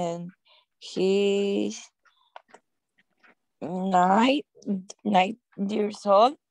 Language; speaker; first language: English; non-native, learner; Spanish